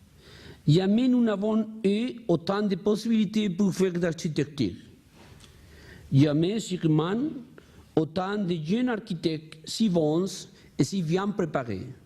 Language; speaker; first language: French; non-native, learner; Spanish